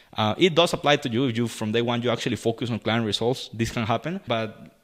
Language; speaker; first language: English; non-native, fluent; Spanish